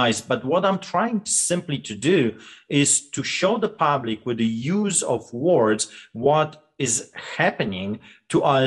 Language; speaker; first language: English; non-native, fluent; Polish